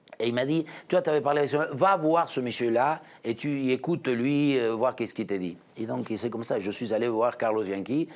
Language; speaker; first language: French; non-native, fluent; Spanish